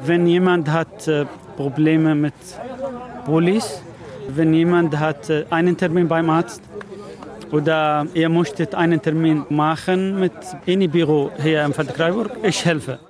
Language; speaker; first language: German; non-native, learner; Arabic